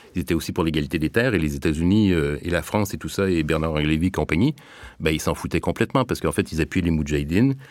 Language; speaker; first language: French; native; French